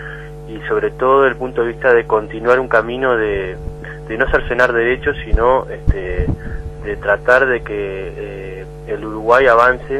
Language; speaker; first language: Spanish; native; Spanish